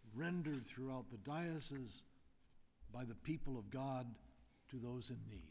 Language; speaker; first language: English; native; English